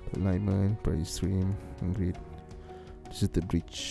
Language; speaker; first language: English; non-native, local second language; Malay